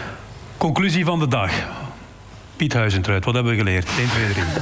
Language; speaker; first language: Dutch; native; Dutch